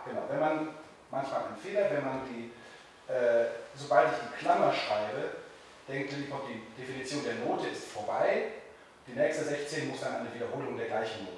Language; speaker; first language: German; native; German